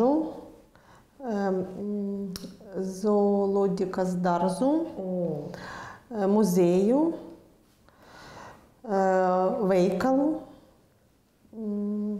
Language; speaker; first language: Latvian; non-native, learner; Russian